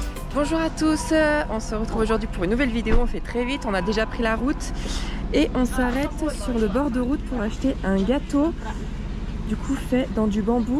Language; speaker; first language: French; native; French